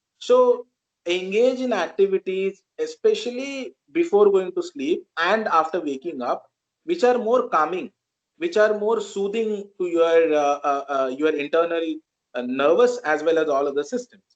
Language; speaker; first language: English; non-native, local second language; Marathi